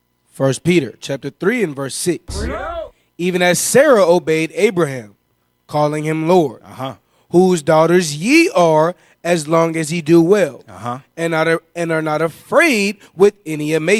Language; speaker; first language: English; native; English